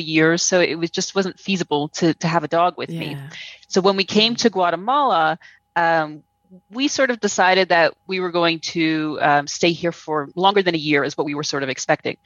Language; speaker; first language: English; native; English